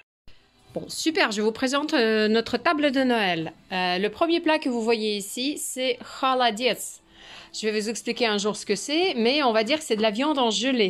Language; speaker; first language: French; non-native, fluent; Russian